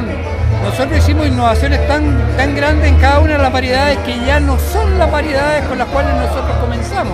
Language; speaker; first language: Spanish; native; Spanish